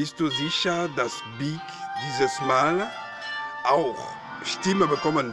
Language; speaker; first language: German; non-native, fluent; Lingala